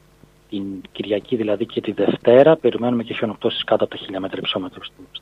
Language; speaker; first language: Greek; native; Greek